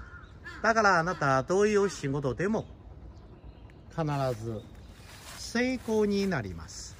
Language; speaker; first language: Japanese; non-native, fluent; Chinese